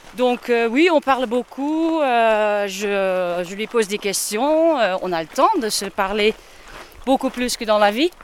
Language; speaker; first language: French; non-native, fluent; Dutch